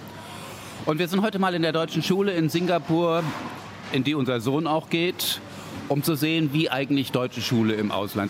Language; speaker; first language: German; native; German